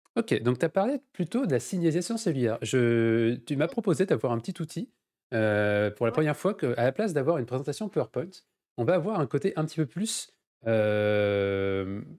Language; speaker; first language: French; native; French